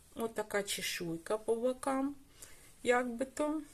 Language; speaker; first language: Russian; non-native, local second language; Ukrainian